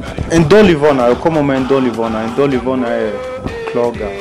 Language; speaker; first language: Swedish; non-native, fluent; Lingala